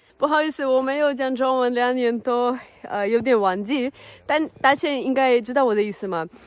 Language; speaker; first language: Chinese; non-native, learner; Russian